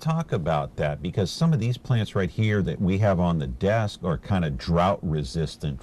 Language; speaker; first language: English; native; English